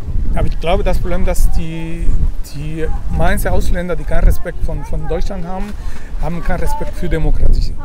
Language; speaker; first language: German; non-native, fluent; Spanish